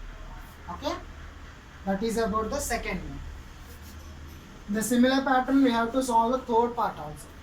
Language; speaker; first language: English; non-native, local second language; Telugu